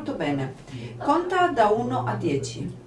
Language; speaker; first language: Italian; non-native, fluent; Polish